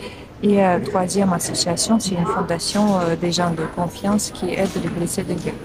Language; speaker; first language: French; non-native, fluent; Russian